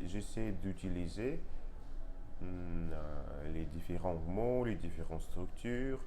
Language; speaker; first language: French; non-native, learner; Russian